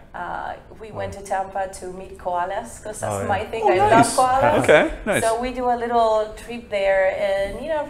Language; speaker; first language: English; non-native, fluent; Spanish